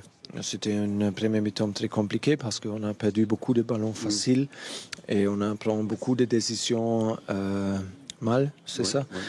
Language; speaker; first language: French; non-native, fluent; German